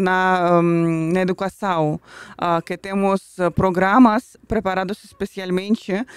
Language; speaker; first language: Portuguese; non-native, fluent; Russian